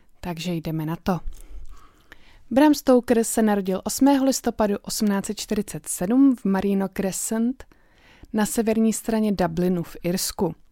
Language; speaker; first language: Czech; native; Czech